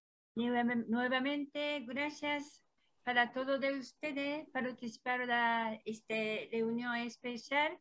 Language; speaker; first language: Spanish; non-native, learner; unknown